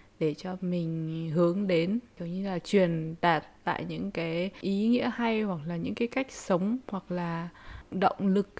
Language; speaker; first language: Vietnamese; early bilingual, heritage; Vietnamese